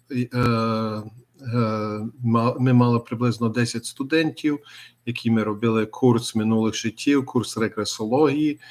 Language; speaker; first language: Ukrainian; early bilingual, heritage; Ukrainian